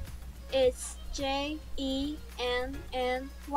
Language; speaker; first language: English; non-native, learner; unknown